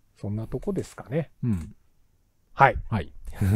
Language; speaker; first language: Japanese; native; Japanese